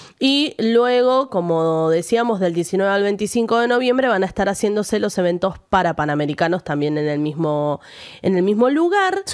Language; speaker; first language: Spanish; native; Spanish